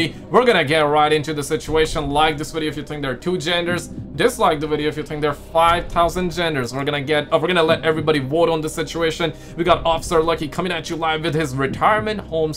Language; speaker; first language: English; native; English